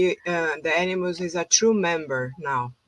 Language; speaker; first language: English; non-native, fluent; Portuguese